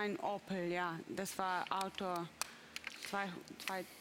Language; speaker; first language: German; non-native, learner; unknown